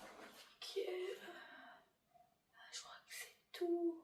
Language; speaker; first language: French; native; French